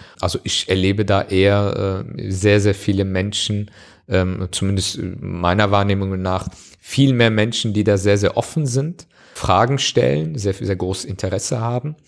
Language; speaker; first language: German; early bilingual, other home language; Turkish